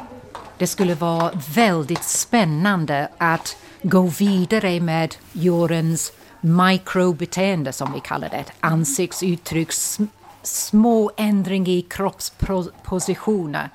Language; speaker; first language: Swedish; non-native, fluent; English